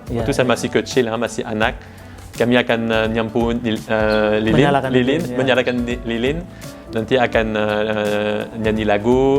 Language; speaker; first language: Indonesian; non-native, fluent; French